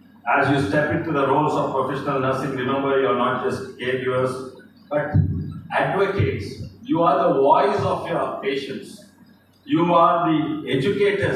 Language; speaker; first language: English; non-native, local second language; Telugu